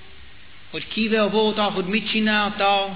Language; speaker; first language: Hungarian; non-native, fluent; English